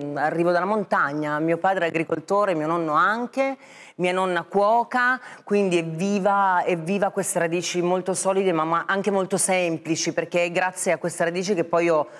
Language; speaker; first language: Italian; native; Italian